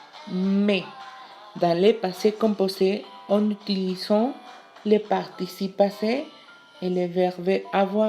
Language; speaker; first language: French; non-native, learner; Spanish